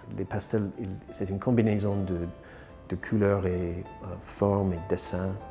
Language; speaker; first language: French; non-native, fluent; English